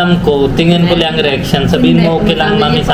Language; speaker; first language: Filipino; non-native, learner; Punjabi